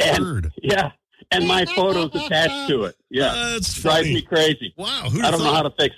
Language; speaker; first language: English; native; English